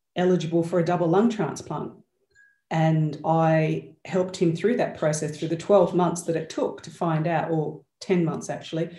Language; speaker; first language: English; native; English